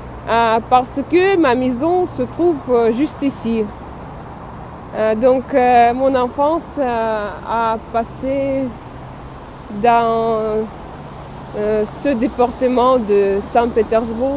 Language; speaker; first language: French; non-native, fluent; Russian